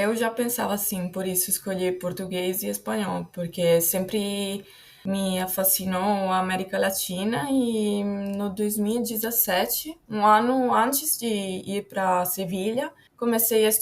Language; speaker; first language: Portuguese; non-native, fluent; Italian